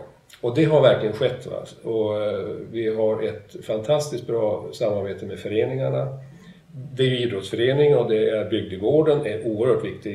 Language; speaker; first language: Swedish; native; Swedish